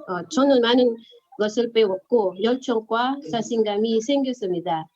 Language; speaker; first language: Korean; early bilingual, other home language; Filipino